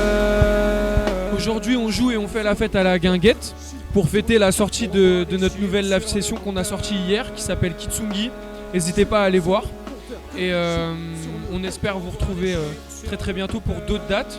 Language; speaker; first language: French; native; French